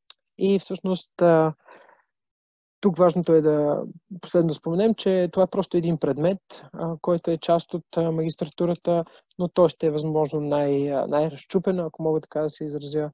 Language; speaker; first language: Bulgarian; native; Bulgarian